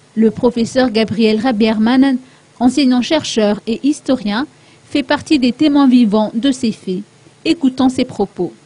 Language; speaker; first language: French; non-native, local second language; Malagasy